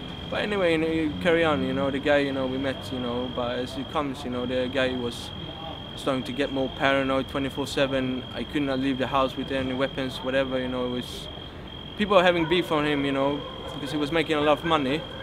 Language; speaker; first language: English; non-native, fluent; Swedish